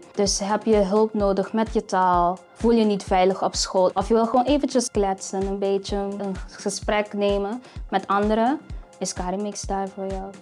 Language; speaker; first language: Dutch; non-native, local second language; Papiamento